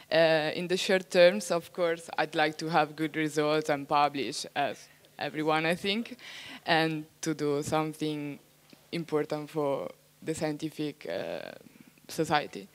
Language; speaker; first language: English; non-native, fluent; Italian